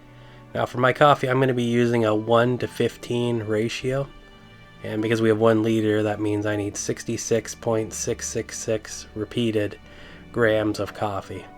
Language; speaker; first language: English; native; English